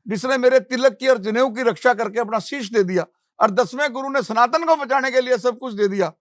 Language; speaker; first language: Hindi; non-native, local second language; Punjabi